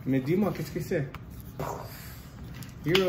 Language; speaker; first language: French; non-native, learner; Filipino